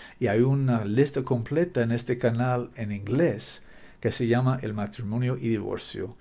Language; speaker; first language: Spanish; non-native, learner; English